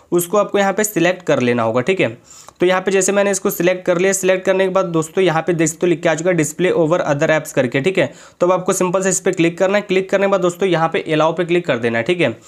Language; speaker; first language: Hindi; native; Hindi